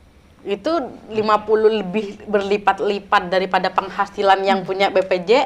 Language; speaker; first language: Indonesian; native; Indonesian